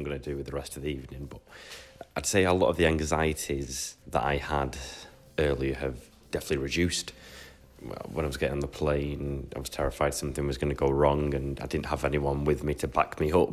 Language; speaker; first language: English; native; English